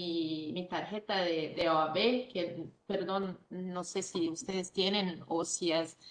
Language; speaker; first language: Spanish; non-native, fluent; Portuguese